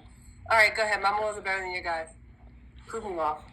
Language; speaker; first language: English; native; English